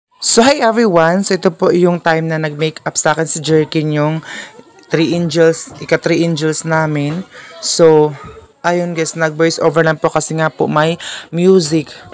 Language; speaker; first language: Filipino; non-native, local second language; Cebuano